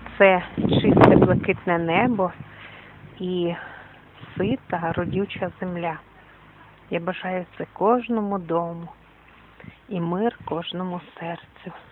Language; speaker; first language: Ukrainian; native; Ukrainian